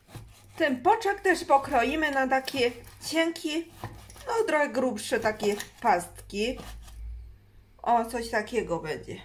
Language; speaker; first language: Polish; non-native, learner; Chinese